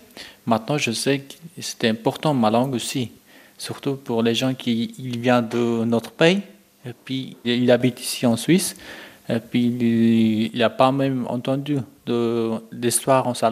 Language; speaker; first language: French; non-native, learner; Persian